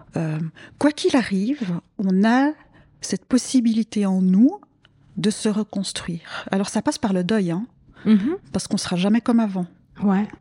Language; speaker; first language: French; native; French